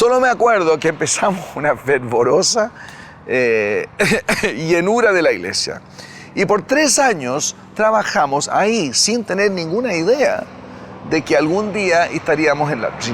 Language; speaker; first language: Spanish; non-native, fluent; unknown